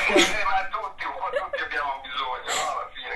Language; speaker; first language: Italian; native; Italian